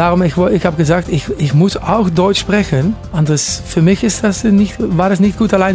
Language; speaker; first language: German; non-native, learner; Dutch